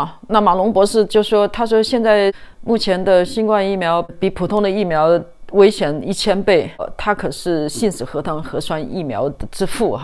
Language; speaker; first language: Chinese; native; Chinese